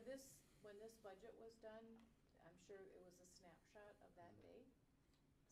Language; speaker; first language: English; native; English